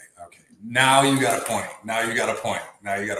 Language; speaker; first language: English; native; English